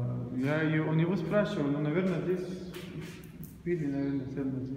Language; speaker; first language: Russian; non-native, learner; Arabic